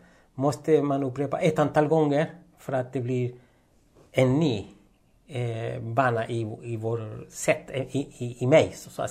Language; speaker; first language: Swedish; non-native, fluent; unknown